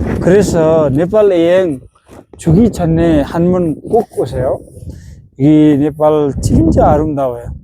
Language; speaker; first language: Korean; non-native, learner; Nepali